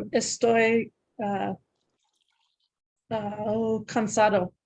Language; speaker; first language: Spanish; non-native, learner; English